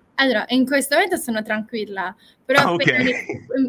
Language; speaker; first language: Italian; non-native, fluent; English